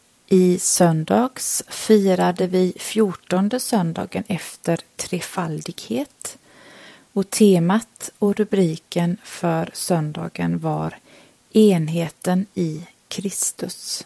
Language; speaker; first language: Swedish; native; Swedish